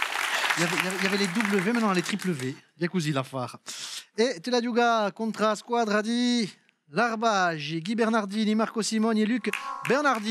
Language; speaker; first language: French; non-native, local second language; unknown